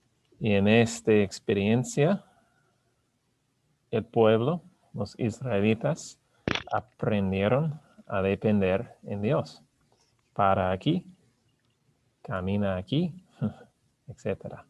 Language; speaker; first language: Spanish; non-native, learner; English